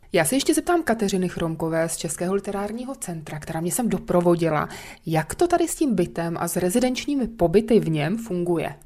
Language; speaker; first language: Czech; native; Czech